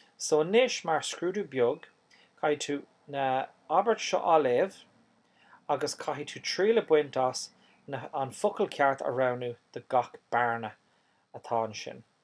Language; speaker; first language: Irish; native; Irish